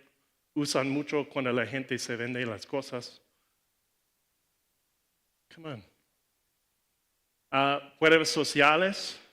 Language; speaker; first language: Spanish; non-native, learner; English